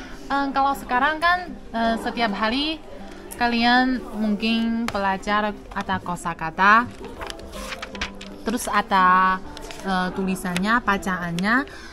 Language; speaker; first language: Indonesian; non-native, fluent; Chinese